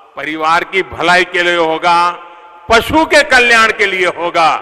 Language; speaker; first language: Hindi; non-native, local second language; Gujarati